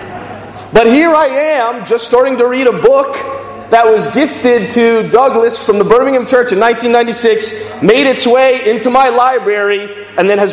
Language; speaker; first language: English; native; English